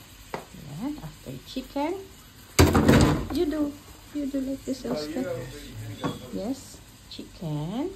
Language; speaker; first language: English; non-native, learner; Filipino